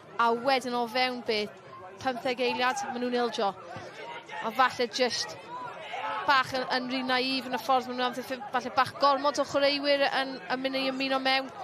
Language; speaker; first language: Welsh; native; Welsh